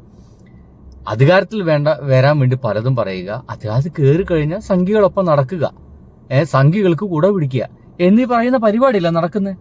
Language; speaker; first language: Malayalam; native; Malayalam